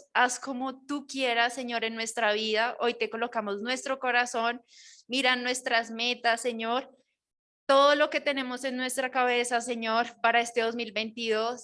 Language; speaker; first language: Spanish; native; Spanish